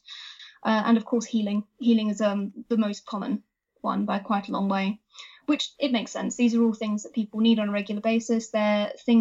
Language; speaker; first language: English; native; English